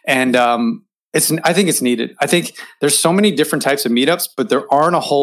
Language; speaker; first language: English; native; English